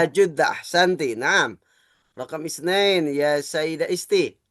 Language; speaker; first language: Arabic; non-native, fluent; Indonesian